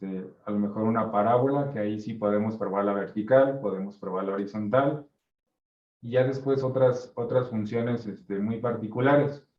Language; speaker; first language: Spanish; native; Spanish